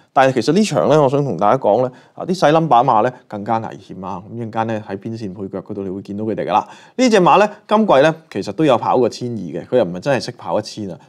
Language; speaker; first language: Chinese; non-native, local second language; Cantonese